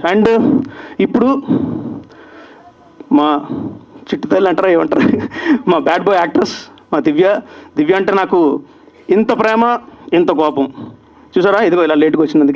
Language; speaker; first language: Telugu; native; Telugu